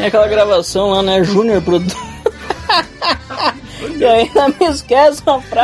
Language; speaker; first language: Portuguese; native; Portuguese